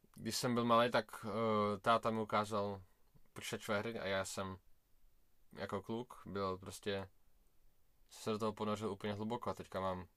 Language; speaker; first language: Czech; early bilingual, other home language; Russian